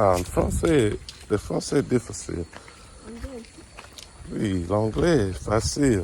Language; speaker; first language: French; non-native, learner; English